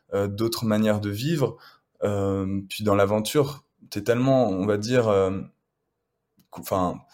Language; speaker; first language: French; native; French